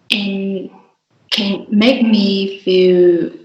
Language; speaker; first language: English; non-native, learner; Vietnamese